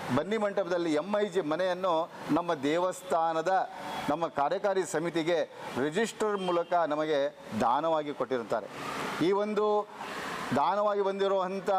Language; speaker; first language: Kannada; non-native, local second language; Marathi